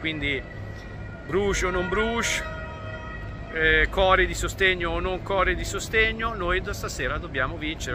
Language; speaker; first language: Italian; native; Italian